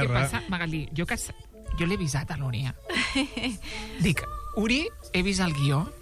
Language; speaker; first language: Catalan; native; Catalan